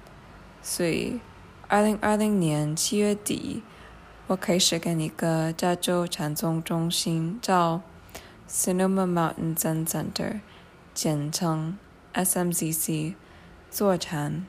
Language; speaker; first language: Chinese; non-native, fluent; English